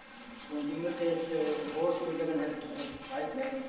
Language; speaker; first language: German; non-native, learner; Czech